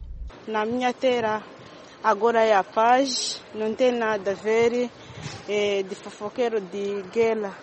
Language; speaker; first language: Portuguese; non-native, learner; Kinyarwanda